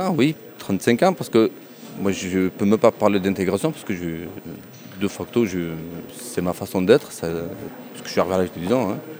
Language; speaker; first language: French; early bilingual, other home language; Kurdish